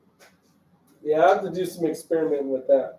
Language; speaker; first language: English; native; English